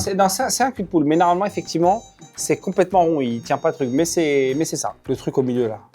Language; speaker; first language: French; native; French